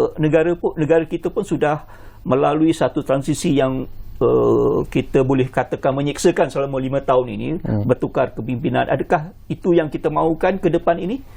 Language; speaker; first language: Malay; native; Malay